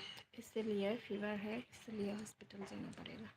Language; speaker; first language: Hindi; non-native, local second language; Kok Borok